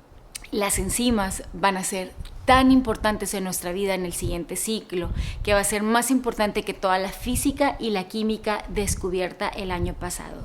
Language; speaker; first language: Spanish; native; Spanish